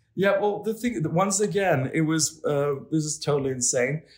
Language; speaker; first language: English; non-native, fluent; Swedish